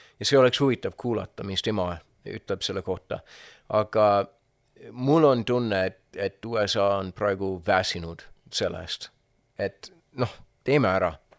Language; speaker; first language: Estonian; non-native, fluent; English